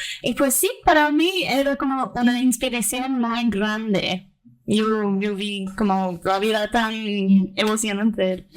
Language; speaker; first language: Spanish; early bilingual, heritage; Spanish